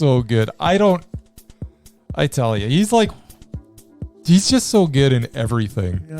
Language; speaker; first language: English; native; English